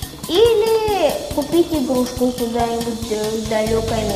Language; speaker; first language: Russian; native; Russian